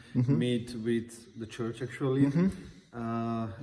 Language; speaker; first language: English; non-native, fluent; Slovak